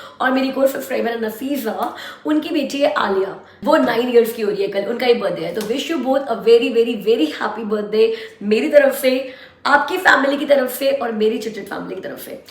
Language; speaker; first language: Hindi; native; Hindi